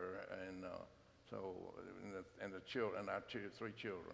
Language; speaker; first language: English; native; English